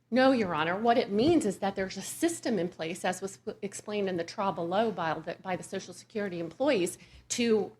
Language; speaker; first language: English; native; English